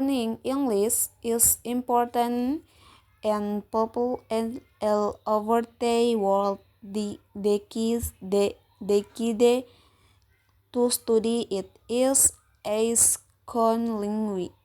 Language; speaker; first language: English; non-native, learner; Indonesian